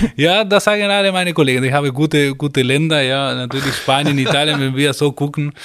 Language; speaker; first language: German; non-native, fluent; Spanish